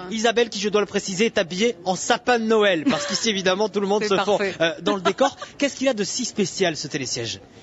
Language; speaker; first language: French; native; French